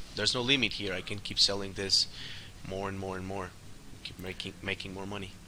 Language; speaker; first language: English; non-native, fluent; Spanish